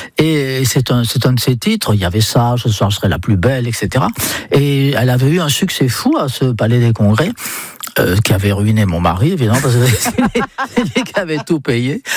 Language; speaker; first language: French; non-native, fluent; English